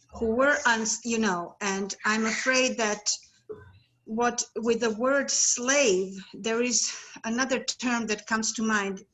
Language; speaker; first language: English; non-native, fluent; Serbian